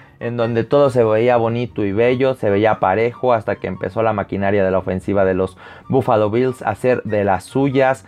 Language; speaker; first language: Spanish; native; Spanish